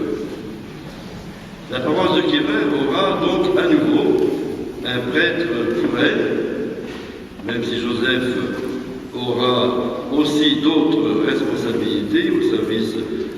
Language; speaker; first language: French; native; French